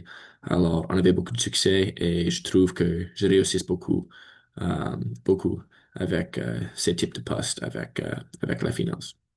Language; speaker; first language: French; non-native, learner; English